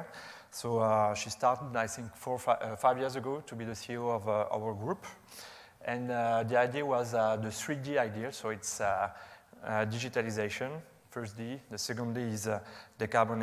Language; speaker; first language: English; non-native, fluent; French